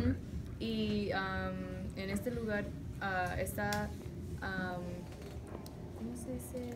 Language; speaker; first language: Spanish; non-native, learner; English